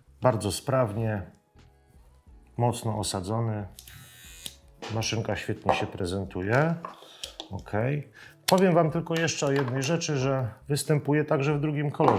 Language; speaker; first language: Polish; native; Polish